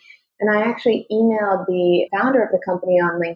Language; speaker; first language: English; native; English